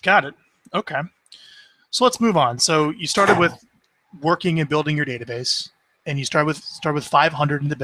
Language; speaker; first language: English; native; English